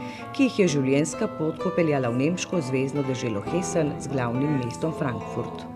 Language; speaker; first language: Slovenian; native; Slovenian